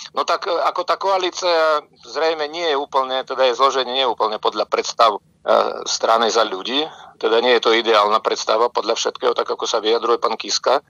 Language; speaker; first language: Slovak; non-native, fluent; Russian